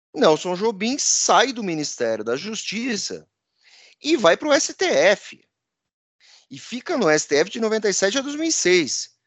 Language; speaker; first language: Portuguese; native; Portuguese